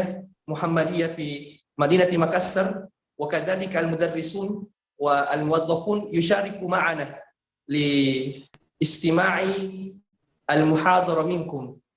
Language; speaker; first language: Arabic; non-native, learner; Indonesian